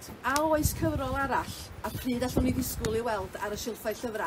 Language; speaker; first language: Welsh; native; Welsh